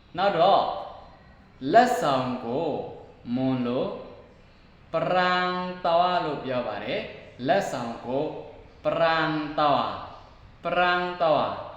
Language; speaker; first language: Burmese; non-native, local second language; Mon